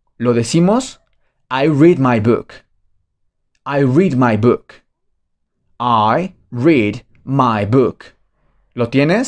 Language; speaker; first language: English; non-native, fluent; Spanish